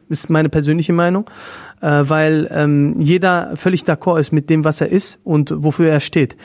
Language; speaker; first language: German; native; German